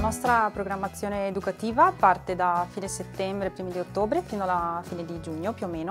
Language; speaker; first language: Italian; native; Italian